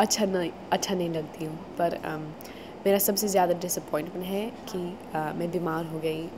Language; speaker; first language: Hindi; non-native, learner; English